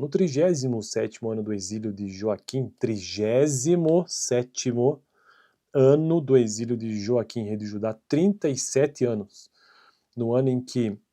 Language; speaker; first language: Portuguese; native; Portuguese